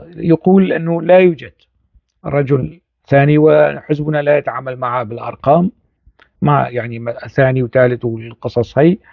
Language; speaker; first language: Arabic; non-native, local second language; Kurdish